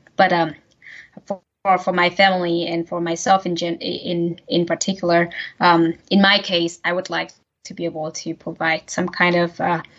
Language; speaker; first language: English; non-native, fluent; Vietnamese